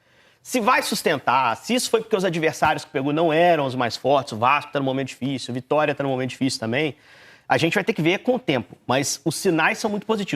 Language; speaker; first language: Portuguese; native; Portuguese